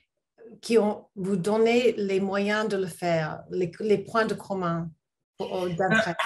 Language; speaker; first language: French; non-native, learner; English